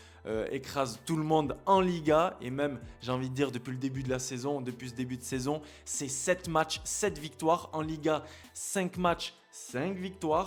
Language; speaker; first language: French; native; French